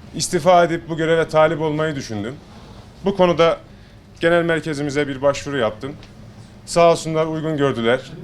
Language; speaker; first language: Turkish; native; Turkish